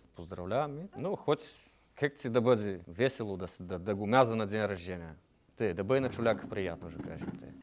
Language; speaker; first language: Bulgarian; native; Bulgarian